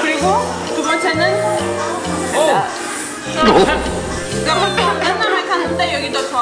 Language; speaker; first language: Korean; non-native, learner; Portuguese